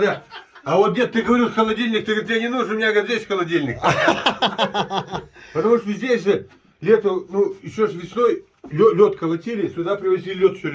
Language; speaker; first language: Russian; native; Russian